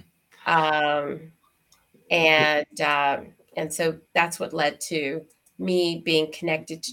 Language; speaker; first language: English; native; English